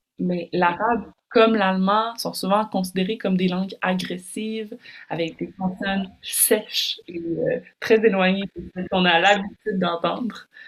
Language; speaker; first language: French; native; French